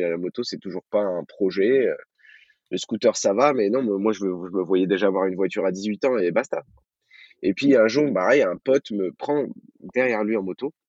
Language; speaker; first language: French; early bilingual, other home language; Arabic